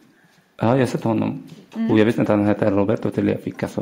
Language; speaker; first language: Swedish; non-native, learner; Arabic